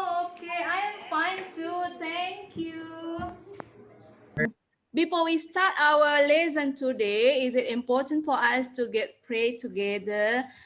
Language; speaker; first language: English; non-native, learner; Indonesian